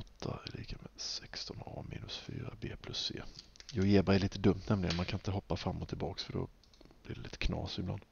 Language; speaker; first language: Swedish; native; Swedish